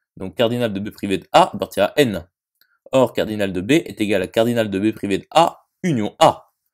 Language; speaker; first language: French; native; French